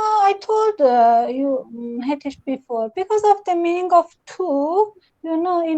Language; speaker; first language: English; non-native, learner; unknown